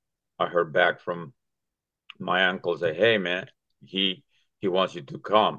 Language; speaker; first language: English; non-native, fluent; Spanish